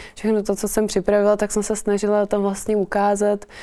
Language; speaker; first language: Czech; native; Czech